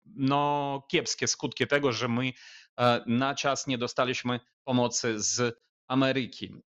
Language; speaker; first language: Polish; non-native, fluent; Ukrainian